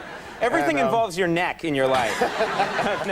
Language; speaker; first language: English; native; English